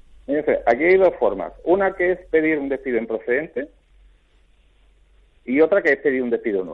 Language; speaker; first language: Spanish; native; Spanish